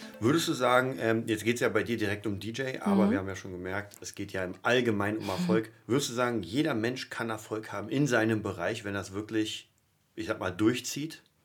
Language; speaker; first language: German; native; German